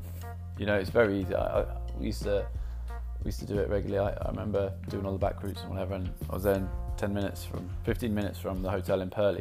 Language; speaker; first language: English; native; English